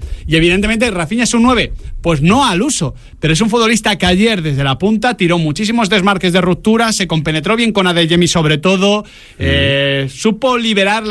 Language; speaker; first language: Spanish; native; Spanish